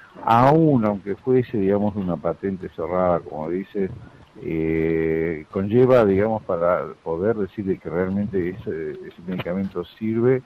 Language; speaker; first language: Spanish; native; Spanish